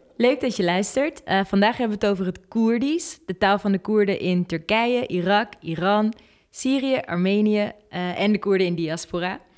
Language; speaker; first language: Dutch; native; Dutch